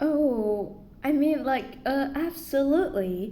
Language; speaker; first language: English; non-native, learner; Vietnamese